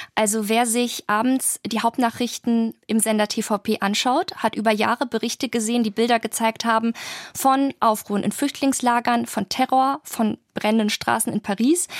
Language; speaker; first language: German; early bilingual, other home language; Polish